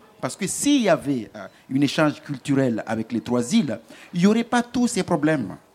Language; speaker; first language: French; non-native, local second language; Comorian